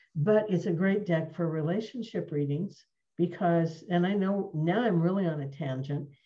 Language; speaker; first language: English; native; English